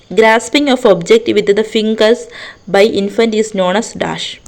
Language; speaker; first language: English; non-native, local second language; Malayalam